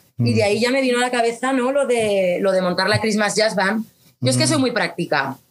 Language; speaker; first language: Spanish; native; Spanish